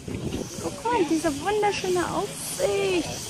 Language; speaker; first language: German; non-native, fluent; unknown